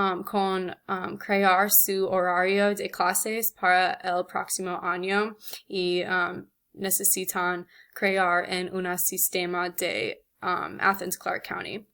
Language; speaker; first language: Spanish; non-native, learner; English